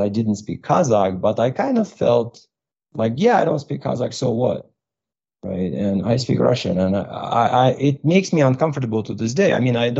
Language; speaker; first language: English; non-native, fluent; Russian